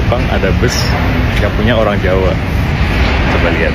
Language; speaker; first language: Indonesian; native; Indonesian